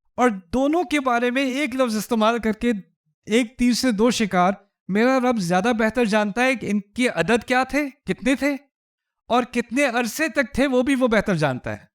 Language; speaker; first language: Urdu; early bilingual, heritage; Urdu